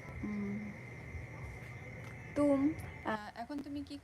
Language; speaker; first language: Bangla; non-native, local second language; Santali